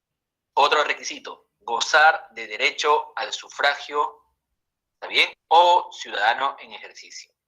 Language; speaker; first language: Spanish; native; Spanish